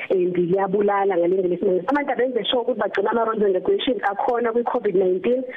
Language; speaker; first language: Zulu; native; Zulu